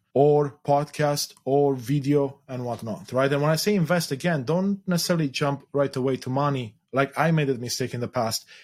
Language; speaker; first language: English; non-native, fluent; Romanian